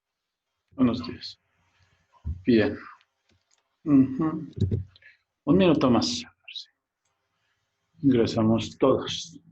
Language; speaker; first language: Spanish; native; Spanish